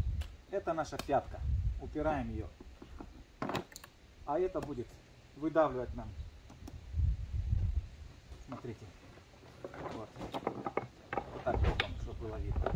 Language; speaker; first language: Russian; native; Russian